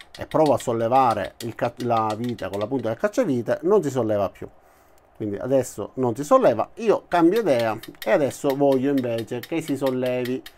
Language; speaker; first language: Italian; native; Italian